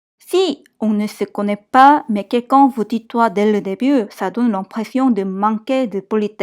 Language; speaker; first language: French; non-native, fluent; Korean